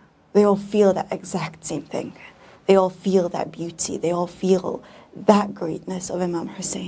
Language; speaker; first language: English; non-native, fluent; Bosnian